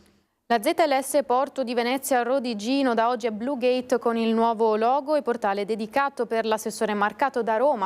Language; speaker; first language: Italian; native; Italian